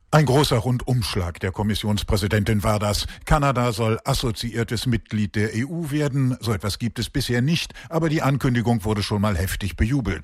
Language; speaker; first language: German; native; German